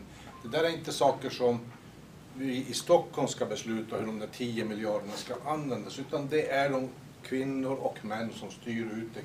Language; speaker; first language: Swedish; native; Swedish